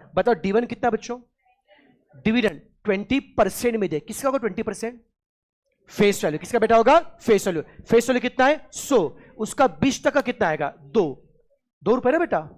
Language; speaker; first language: Hindi; non-native, local second language; Marathi